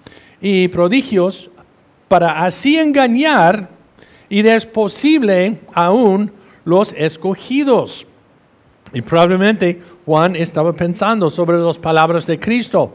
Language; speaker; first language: Spanish; non-native, fluent; English